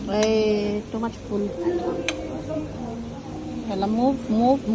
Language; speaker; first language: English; non-native, learner; Nepali